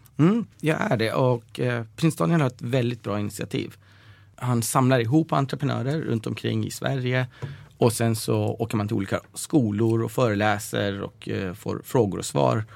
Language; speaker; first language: Swedish; early bilingual, other home language; Persian